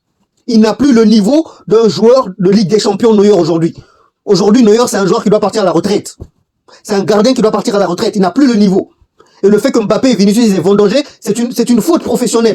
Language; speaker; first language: French; native; French